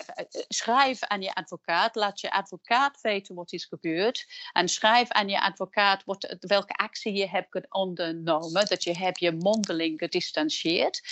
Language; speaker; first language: Dutch; non-native, fluent; English